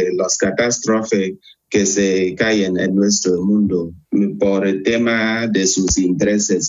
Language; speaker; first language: Spanish; non-native, fluent; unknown